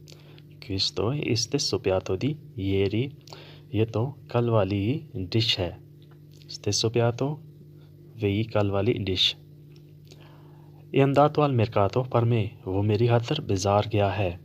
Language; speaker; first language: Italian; non-native, fluent; Urdu